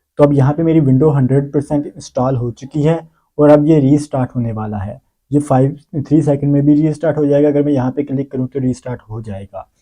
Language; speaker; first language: Urdu; native; Urdu